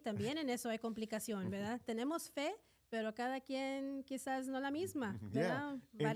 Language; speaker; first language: Spanish; native; Spanish